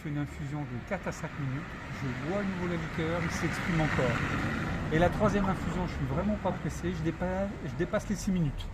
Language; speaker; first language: French; native; French